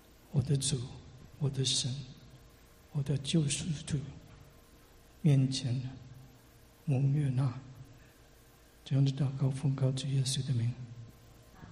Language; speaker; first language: Chinese; non-native, learner; English